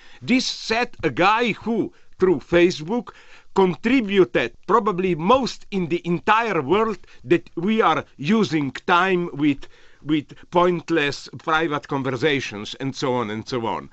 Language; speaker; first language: English; non-native, fluent; Slovenian